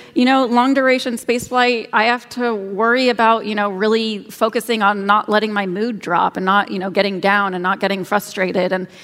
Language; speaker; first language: English; native; English